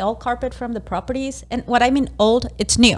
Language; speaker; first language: English; non-native, fluent; Spanish